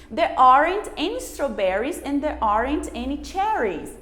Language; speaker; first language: English; non-native, fluent; Portuguese